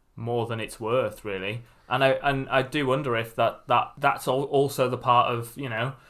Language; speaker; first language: English; native; English